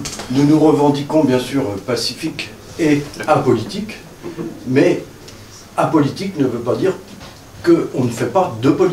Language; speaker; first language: French; native; French